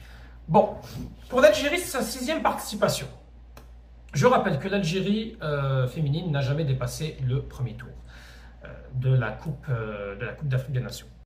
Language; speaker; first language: French; native; French